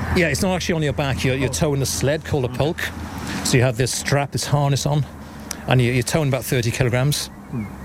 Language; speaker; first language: English; native; English